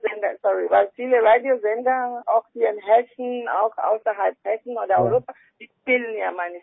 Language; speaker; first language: German; non-native, fluent; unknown